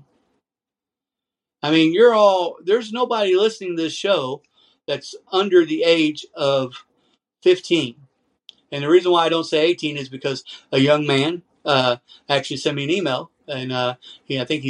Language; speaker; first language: English; native; English